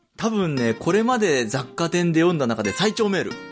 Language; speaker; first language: Japanese; native; Japanese